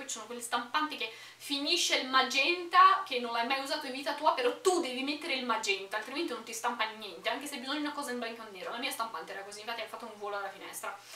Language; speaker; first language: Italian; early bilingual, other home language; Romanian